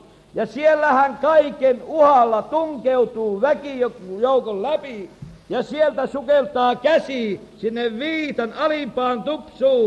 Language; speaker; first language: Finnish; native; Finnish